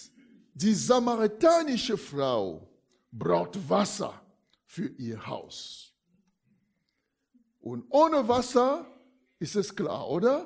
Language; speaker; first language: German; non-native, fluent; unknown